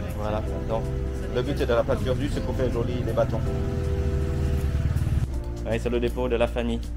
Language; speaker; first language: French; non-native, fluent; Vietnamese